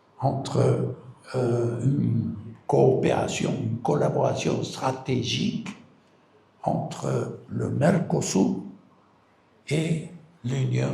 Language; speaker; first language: French; non-native, fluent; Spanish